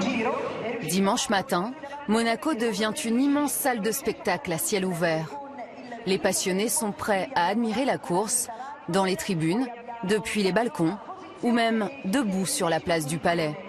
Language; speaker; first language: French; native; French